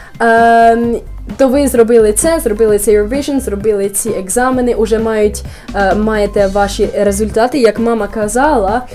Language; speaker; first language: Ukrainian; early bilingual, heritage; Ukrainian